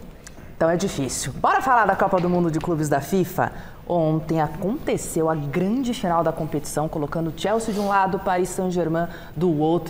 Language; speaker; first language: Portuguese; native; Portuguese